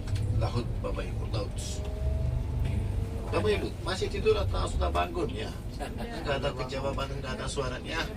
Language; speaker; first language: Indonesian; non-native, fluent; Turkish